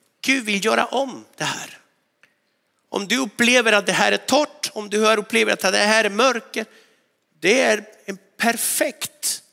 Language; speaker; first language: Swedish; non-native, fluent; Spanish